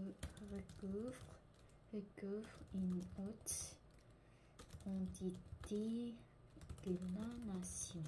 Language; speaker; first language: French; non-native, learner; Korean